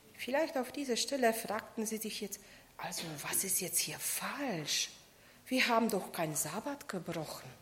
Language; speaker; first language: German; non-native, fluent; Polish